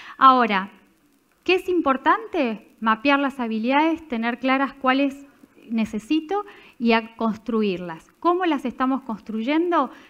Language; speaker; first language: Spanish; native; Spanish